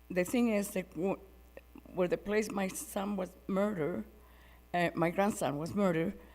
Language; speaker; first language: English; non-native, fluent; Spanish